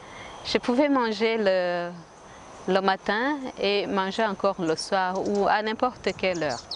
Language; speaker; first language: French; non-native, local second language; Kinyarwanda